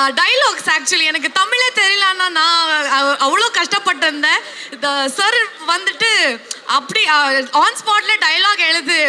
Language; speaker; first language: Tamil; non-native, learner; Kannada